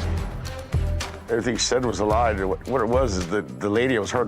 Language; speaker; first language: English; native; English